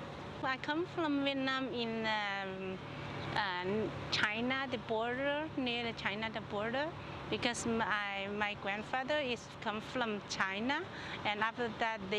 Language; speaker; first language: English; non-native, learner; Cantonese